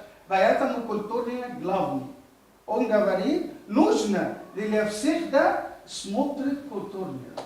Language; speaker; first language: Russian; non-native, learner; Arabic